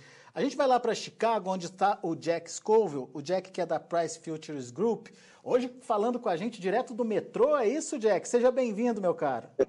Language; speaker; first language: Portuguese; native; Portuguese